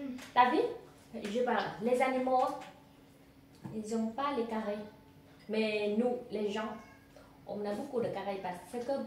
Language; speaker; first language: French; non-native, learner; Vietnamese